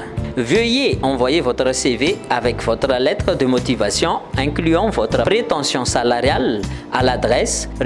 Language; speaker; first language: French; non-native, local second language; Malagasy